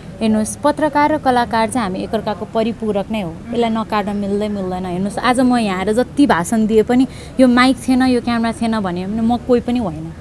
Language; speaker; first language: Nepali; native; Nepali